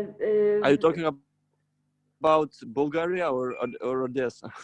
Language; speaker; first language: English; non-native, fluent; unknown